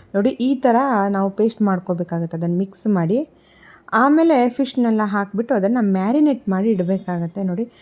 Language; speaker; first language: Kannada; non-native, local second language; Konkani